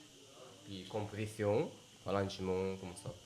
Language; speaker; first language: French; non-native, learner; Japanese